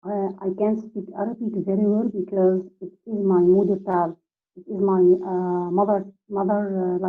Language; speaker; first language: English; non-native, learner; Arabic